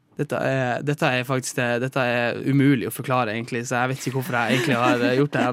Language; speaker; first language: Norwegian; native; Norwegian